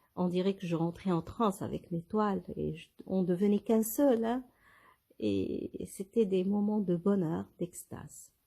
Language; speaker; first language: French; non-native, local second language; Arabic